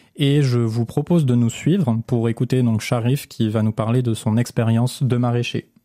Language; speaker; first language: French; native; French